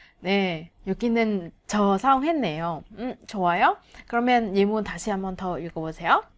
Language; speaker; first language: Korean; non-native, learner; Vietnamese